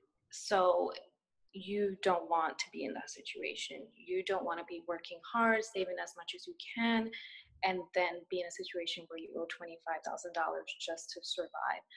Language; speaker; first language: English; early bilingual, other home language; Spanish